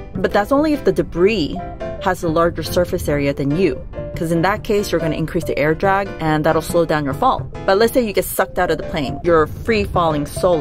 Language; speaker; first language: English; native; English